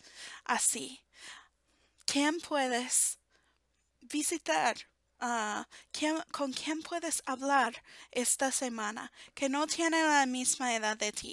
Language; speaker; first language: Spanish; non-native, fluent; English